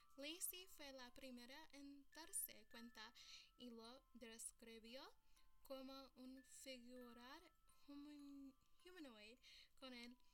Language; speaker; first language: Spanish; early bilingual, heritage; Spanish